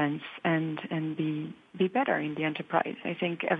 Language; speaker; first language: English; non-native, fluent; French